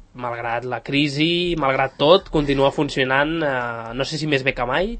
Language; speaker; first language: Catalan; native; Catalan